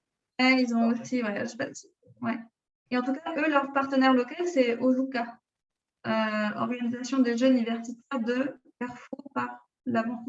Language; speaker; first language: French; native; French